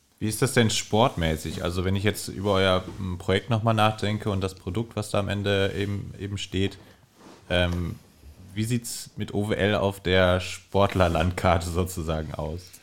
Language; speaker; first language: German; native; German